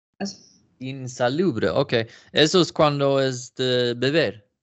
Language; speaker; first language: Spanish; non-native, learner; Swedish